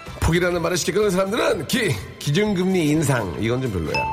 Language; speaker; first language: Korean; native; Korean